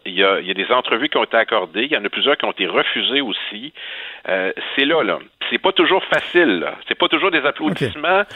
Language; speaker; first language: French; native; French